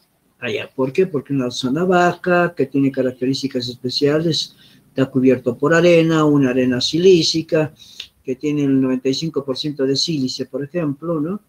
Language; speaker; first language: Spanish; native; Spanish